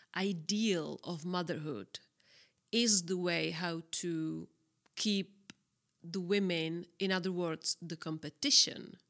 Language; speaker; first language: English; non-native, fluent; Czech